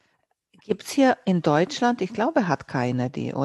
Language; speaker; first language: German; non-native, fluent; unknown